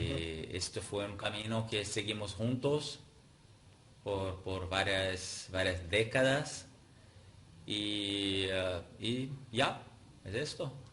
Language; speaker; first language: Spanish; non-native, fluent; Portuguese